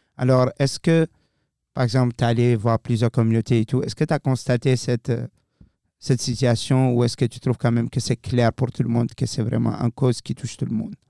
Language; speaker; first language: French; non-native, fluent; Arabic